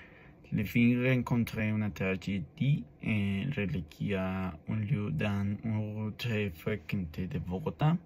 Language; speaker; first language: French; non-native, learner; Spanish